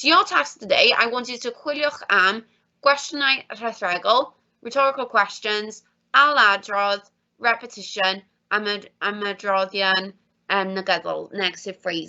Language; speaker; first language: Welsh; non-native, fluent; English